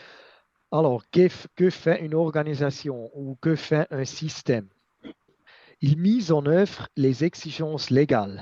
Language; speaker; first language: French; non-native, fluent; German